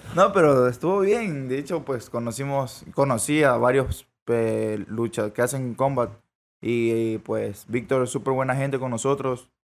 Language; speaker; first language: Spanish; native; Spanish